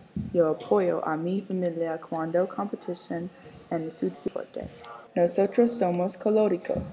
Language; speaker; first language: Spanish; non-native, learner; English